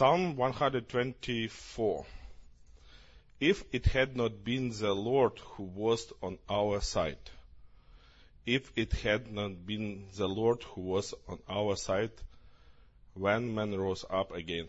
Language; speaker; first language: English; non-native, learner; Ukrainian